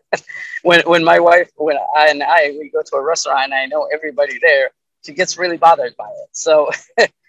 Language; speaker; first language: English; early bilingual, other home language; Arabic